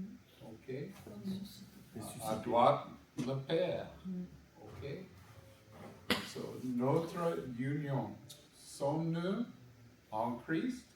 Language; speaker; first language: French; non-native, learner; English